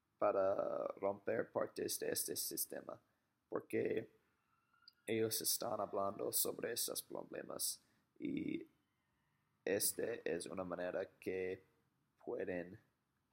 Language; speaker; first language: Spanish; non-native, learner; English